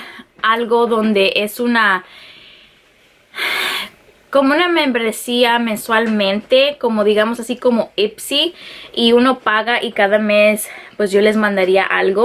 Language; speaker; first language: Spanish; early bilingual, heritage; Spanish